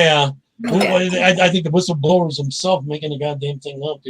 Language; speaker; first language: English; native; English